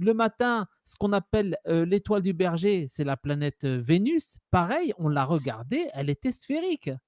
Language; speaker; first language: French; native; French